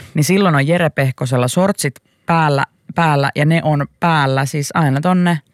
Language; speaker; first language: Finnish; native; Finnish